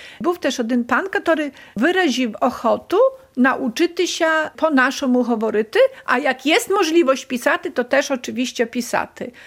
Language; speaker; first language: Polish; non-native, local second language; Belarusian